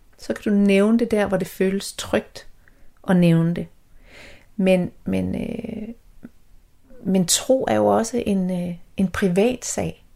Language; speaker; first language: Danish; native; Danish